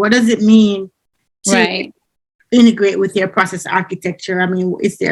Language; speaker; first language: English; native; English